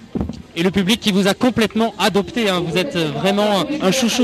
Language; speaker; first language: French; native; French